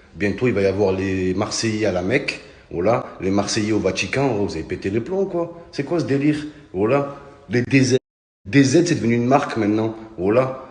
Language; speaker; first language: French; early bilingual, other home language; Arabic